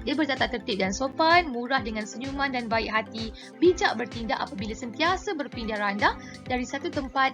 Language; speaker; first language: Malay; native; Malay